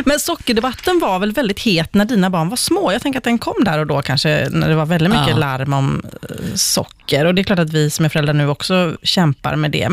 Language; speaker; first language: Swedish; native; Swedish